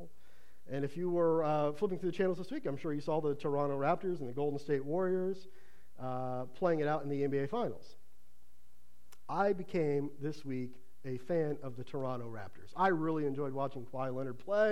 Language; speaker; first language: English; native; English